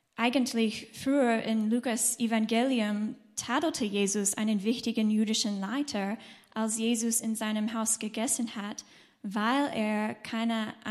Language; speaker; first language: German; non-native, fluent; English